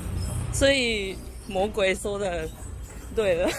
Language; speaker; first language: Chinese; non-native, fluent; Japanese